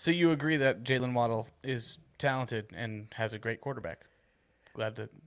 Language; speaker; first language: English; native; English